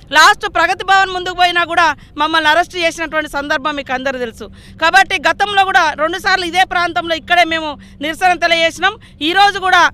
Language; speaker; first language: Telugu; native; Telugu